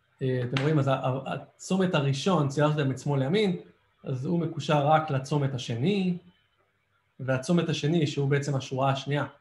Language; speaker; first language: Hebrew; native; Hebrew